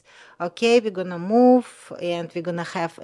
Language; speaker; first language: English; non-native, learner; Russian